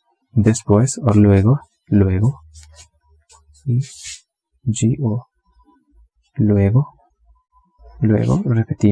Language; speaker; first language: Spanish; non-native, learner; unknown